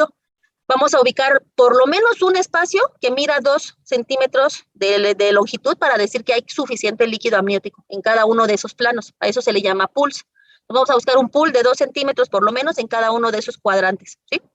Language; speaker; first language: Spanish; native; Spanish